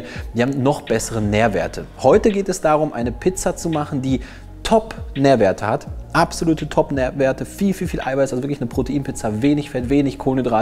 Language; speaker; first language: German; native; German